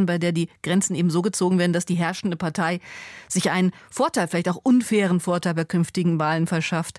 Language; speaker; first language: German; native; German